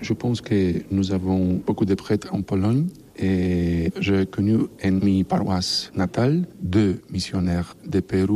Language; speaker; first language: French; non-native, learner; Polish